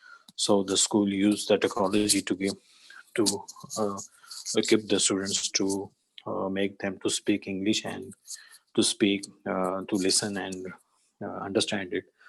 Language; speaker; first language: English; non-native, learner; Urdu